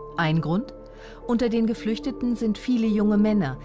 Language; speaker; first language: German; native; German